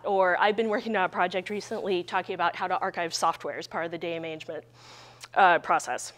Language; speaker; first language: English; native; English